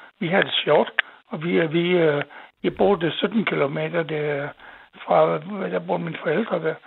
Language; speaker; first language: Danish; native; Danish